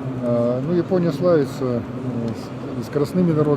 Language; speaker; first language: Russian; native; Russian